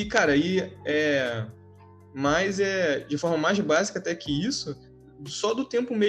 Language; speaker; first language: Portuguese; native; Portuguese